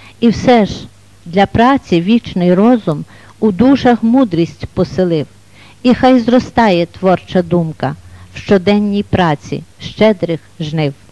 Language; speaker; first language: Ukrainian; native; Ukrainian